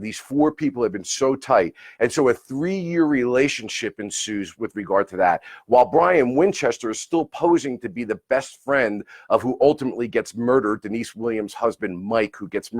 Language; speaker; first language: English; native; English